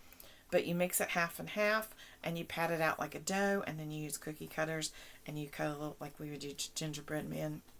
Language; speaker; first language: English; native; English